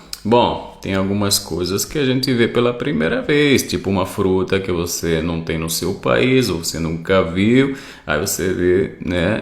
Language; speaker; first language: Portuguese; non-native, fluent; Arabic